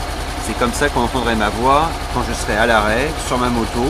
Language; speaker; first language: French; native; French